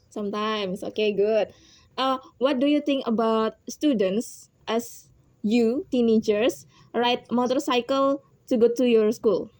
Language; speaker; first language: English; non-native, learner; Indonesian